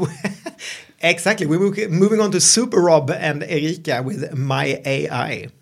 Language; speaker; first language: English; non-native, fluent; Swedish